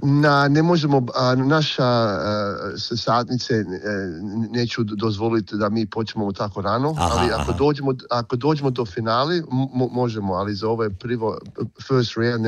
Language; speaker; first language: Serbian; early bilingual, heritage; Croatian